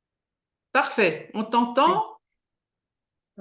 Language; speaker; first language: French; native; French